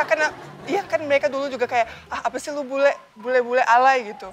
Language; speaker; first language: Indonesian; non-native, fluent; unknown